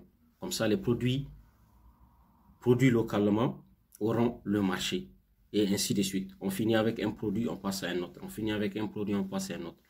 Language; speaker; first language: French; non-native, local second language; Hausa